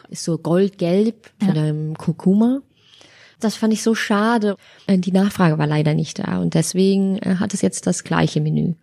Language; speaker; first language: German; native; German